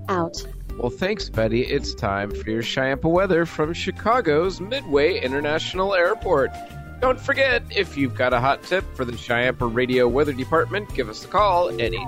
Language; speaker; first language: English; native; English